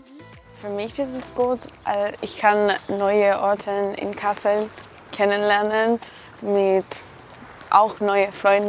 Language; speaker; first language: German; non-native, learner; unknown